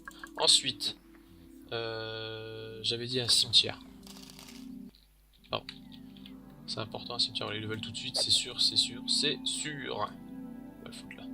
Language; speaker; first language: French; native; French